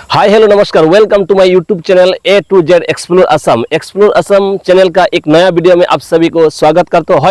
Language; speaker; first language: Hindi; non-native, local second language; Assamese